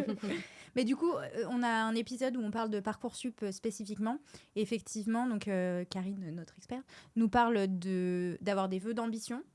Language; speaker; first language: French; native; French